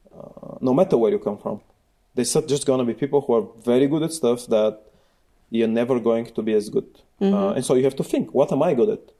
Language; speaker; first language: English; non-native, fluent; Bulgarian